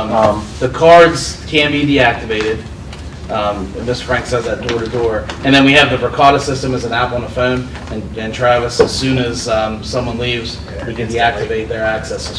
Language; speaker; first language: English; native; English